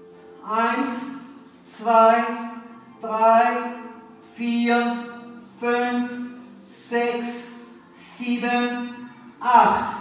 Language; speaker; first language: German; native; German